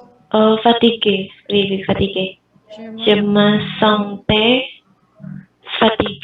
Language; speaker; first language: French; non-native, learner; Indonesian